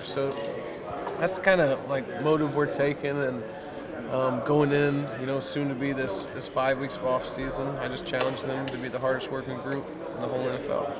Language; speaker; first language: English; native; English